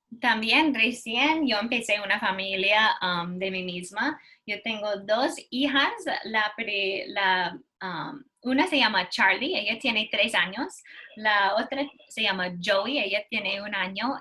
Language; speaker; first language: Spanish; non-native, learner; English